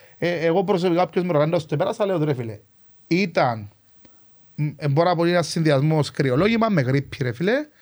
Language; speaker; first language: Greek; native; Greek